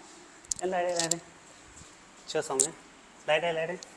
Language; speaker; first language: Vietnamese; non-native, learner; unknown